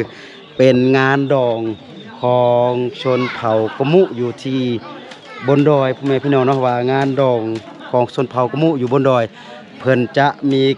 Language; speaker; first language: Thai; non-native, local second language; Lao